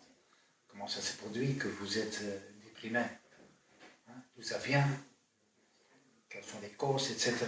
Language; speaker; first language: French; non-native, fluent; Dutch